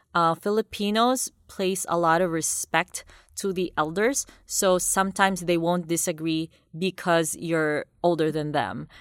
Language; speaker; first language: English; non-native, local second language; Cebuano